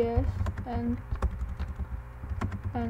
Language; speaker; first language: English; non-native, learner; Czech